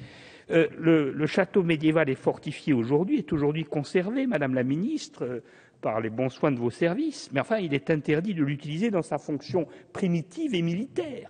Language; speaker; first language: French; native; French